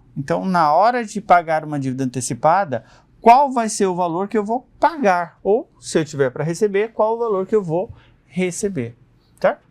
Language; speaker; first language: Portuguese; native; Portuguese